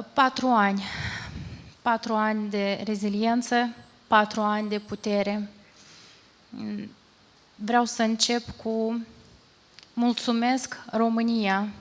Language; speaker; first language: Romanian; non-native, fluent; Ukrainian